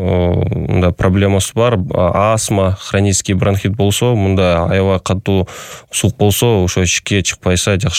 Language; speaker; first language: Kyrgyz; non-native, local second language; Russian